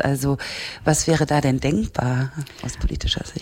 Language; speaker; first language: German; native; German